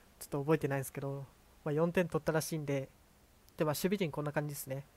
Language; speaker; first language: Japanese; native; Japanese